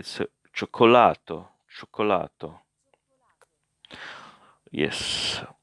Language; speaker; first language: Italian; non-native, learner; English